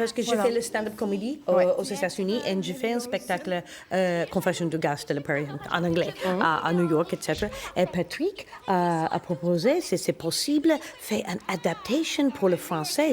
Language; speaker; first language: French; non-native, learner; English